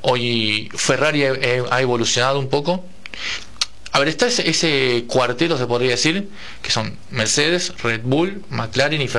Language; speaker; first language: Spanish; native; Spanish